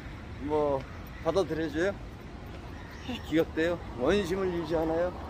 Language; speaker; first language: Korean; native; Korean